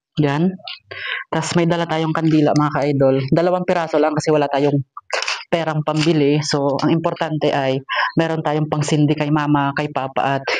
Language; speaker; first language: Filipino; non-native, local second language; Romany